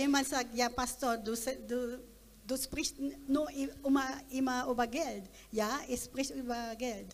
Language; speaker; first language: German; non-native, learner; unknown